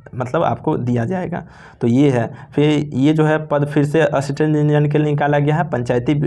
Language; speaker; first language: Hindi; native; Hindi